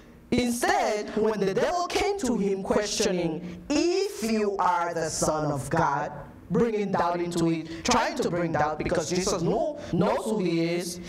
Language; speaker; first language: English; native; English